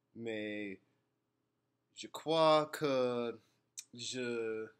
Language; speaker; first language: French; non-native, learner; English